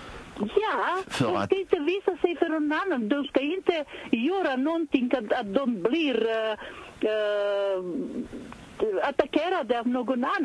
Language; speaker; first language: Swedish; non-native, fluent; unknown